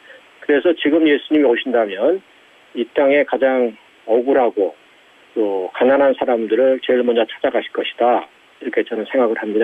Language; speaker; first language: Korean; native; Korean